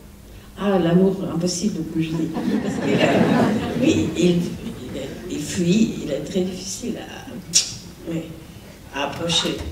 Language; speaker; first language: French; non-native, fluent; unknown